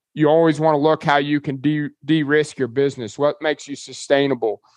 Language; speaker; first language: English; native; English